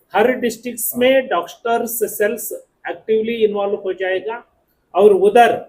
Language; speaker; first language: Hindi; non-native, local second language; Kannada